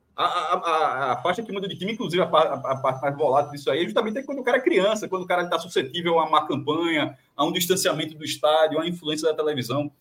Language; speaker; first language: Portuguese; native; Portuguese